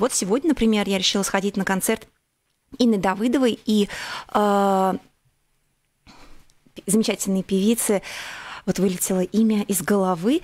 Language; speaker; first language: Russian; native; Russian